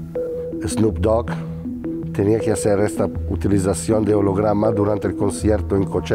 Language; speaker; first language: Spanish; non-native, learner; Italian